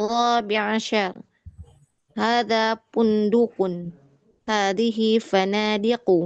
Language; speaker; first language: Arabic; non-native, learner; Indonesian